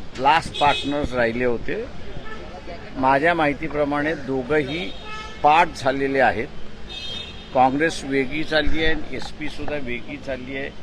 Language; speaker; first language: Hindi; non-native, local second language; Marathi